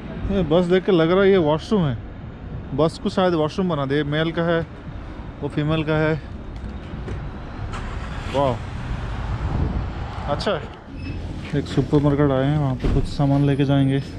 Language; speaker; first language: Hindi; non-native, local second language; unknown